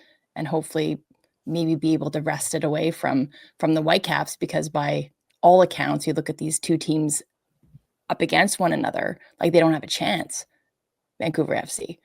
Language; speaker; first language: English; native; English